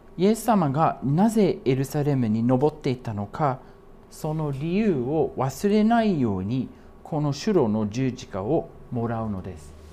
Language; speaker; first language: Japanese; non-native, fluent; English